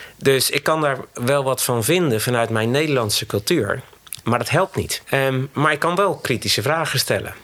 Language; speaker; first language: Dutch; native; Dutch